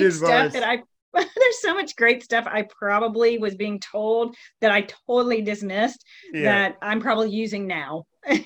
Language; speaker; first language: English; native; English